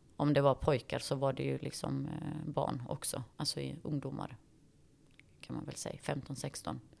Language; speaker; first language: Swedish; early bilingual, other home language; Bosnian